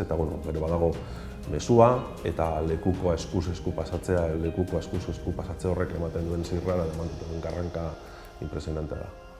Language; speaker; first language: Basque; native; Basque